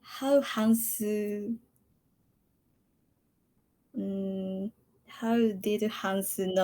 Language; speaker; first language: English; non-native, learner; Japanese